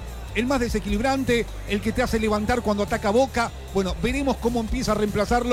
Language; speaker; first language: Spanish; native; Spanish